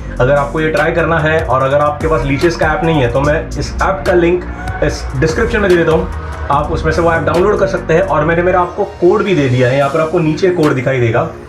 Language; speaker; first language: Hindi; non-native, local second language; Marathi